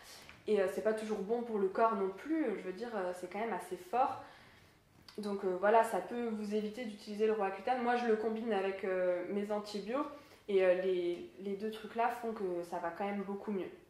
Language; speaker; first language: French; native; French